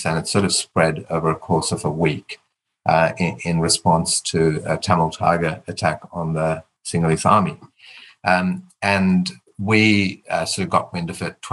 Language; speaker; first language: English; non-native, local second language; Tamil